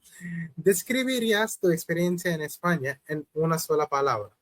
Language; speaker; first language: Spanish; non-native, learner; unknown